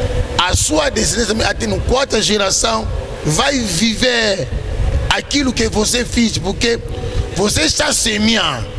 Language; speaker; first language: Portuguese; non-native, learner; Lingala